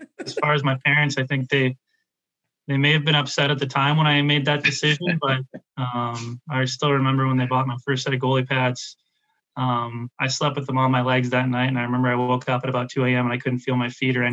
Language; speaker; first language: English; native; English